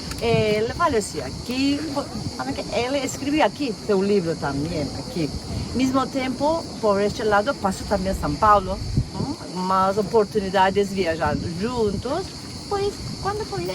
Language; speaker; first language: Portuguese; non-native, fluent; Turkish